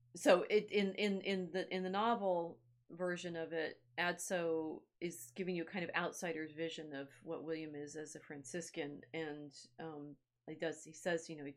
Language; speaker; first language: English; native; English